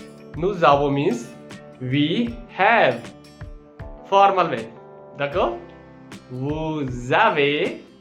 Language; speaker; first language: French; non-native, fluent; Hindi